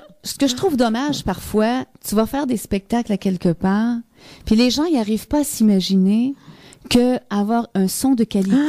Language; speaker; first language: French; native; French